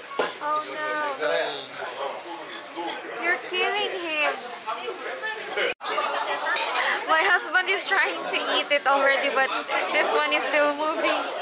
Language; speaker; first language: English; non-native, local second language; Filipino